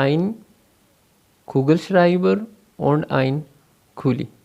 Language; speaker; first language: German; non-native, fluent; Urdu